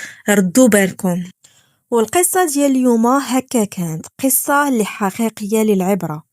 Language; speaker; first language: Arabic; native; Arabic